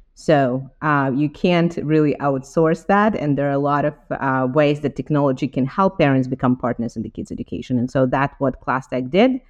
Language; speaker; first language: English; non-native, fluent; Ukrainian